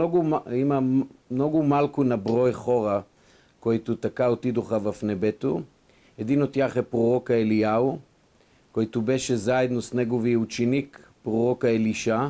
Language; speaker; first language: Bulgarian; non-native, fluent; Hebrew